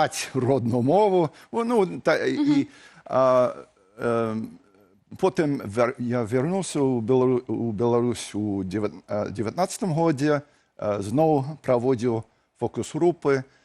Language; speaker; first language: Belarusian; non-native, fluent; English